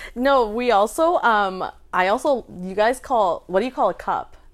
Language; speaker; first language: English; early bilingual, other home language; Vietnamese